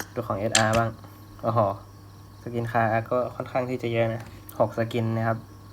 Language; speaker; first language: Thai; native; Thai